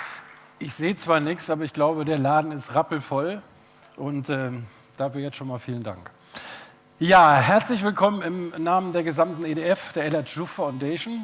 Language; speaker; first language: German; native; German